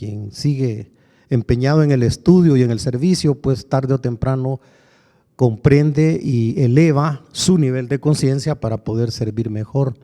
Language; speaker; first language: Spanish; native; Spanish